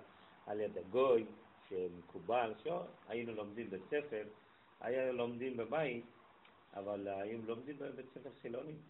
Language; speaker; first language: Hebrew; non-native, fluent; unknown